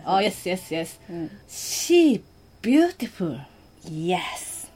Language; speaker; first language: English; non-native, learner; Japanese